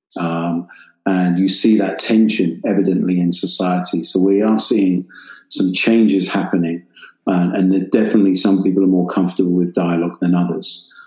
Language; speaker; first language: English; native; English